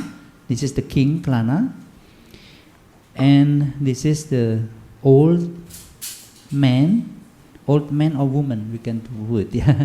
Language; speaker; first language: English; non-native, learner; Indonesian